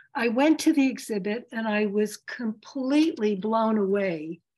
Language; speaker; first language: English; early bilingual, other home language; Yiddish